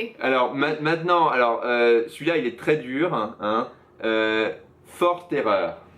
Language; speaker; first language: French; native; French